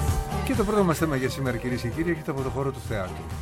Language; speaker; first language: Greek; native; Greek